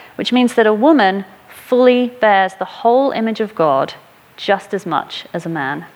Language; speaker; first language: English; native; English